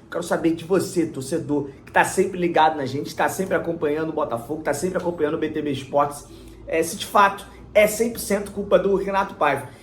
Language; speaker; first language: Portuguese; native; Portuguese